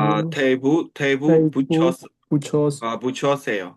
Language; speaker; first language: Korean; non-native, learner; Burmese